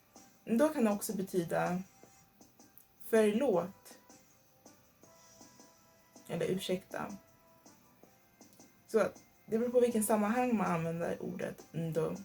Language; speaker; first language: Swedish; non-native, fluent; Igbo